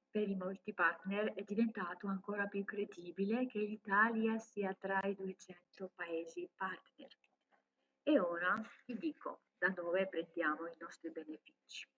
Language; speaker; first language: Italian; non-native, learner; Georgian